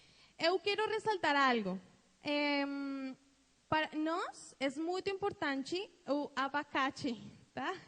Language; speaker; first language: Portuguese; non-native, fluent; Spanish